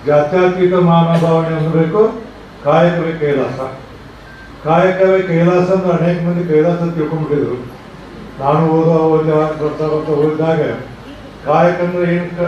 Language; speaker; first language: Kannada; native; Kannada